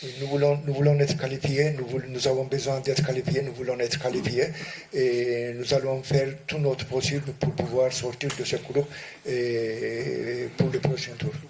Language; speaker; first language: French; non-native, fluent; Turkish